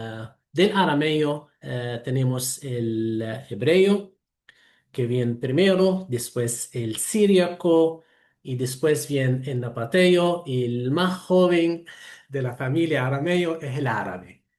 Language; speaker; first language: Spanish; non-native, fluent; Arabic